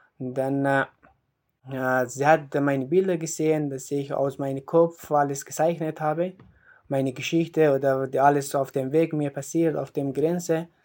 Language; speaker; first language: German; non-native, learner; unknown